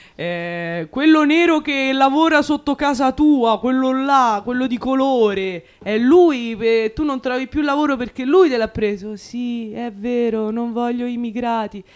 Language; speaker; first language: Italian; native; Italian